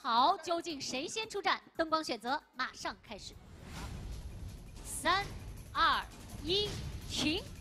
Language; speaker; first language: Chinese; native; Chinese